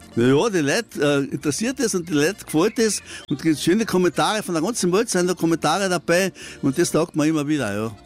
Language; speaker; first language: German; native; German